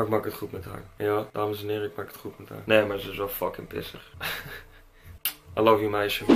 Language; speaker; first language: Dutch; native; Dutch